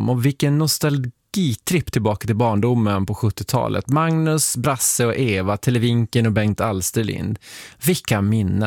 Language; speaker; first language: Swedish; native; Swedish